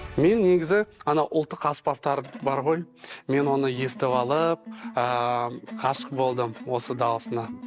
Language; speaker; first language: Kazakh; non-native, local second language; Russian